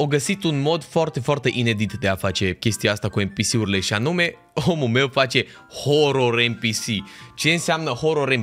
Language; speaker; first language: Romanian; native; Romanian